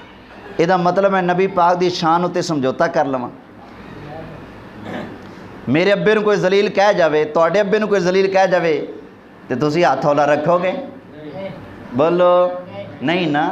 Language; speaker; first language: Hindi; non-native, local second language; Punjabi